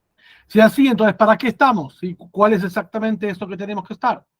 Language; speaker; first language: Spanish; native; Spanish